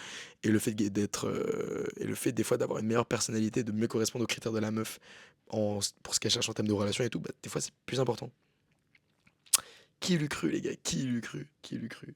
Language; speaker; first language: French; native; French